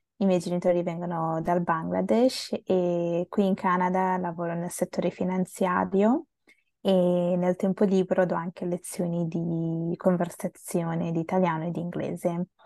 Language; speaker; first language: Italian; early bilingual, other home language; Bangla